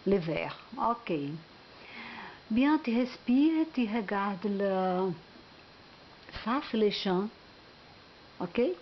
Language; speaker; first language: French; non-native, learner; Portuguese